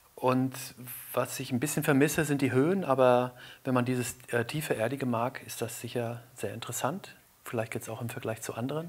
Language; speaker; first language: German; native; German